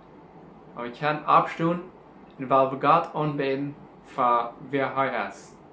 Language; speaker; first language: German; non-native, learner; Plautdietsch